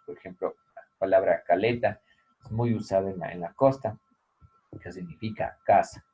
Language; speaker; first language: Spanish; native; Spanish